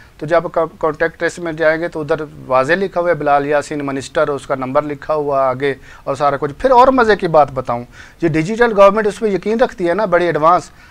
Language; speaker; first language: Urdu; non-native, local second language; Punjabi